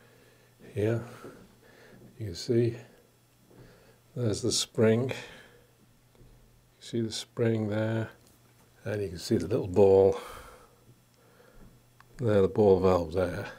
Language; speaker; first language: English; native; English